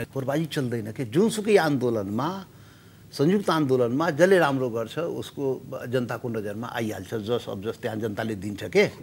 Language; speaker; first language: Nepali; non-native, local second language; Maithili